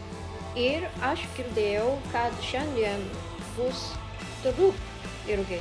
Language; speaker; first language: Lithuanian; non-native, learner; Japanese